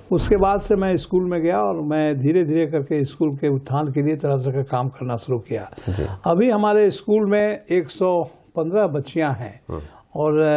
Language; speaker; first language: Hindi; native; Hindi